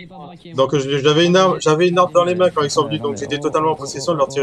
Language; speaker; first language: French; native; French